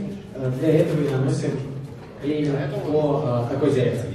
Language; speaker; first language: Russian; native; Russian